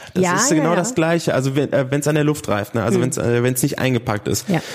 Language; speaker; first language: German; native; German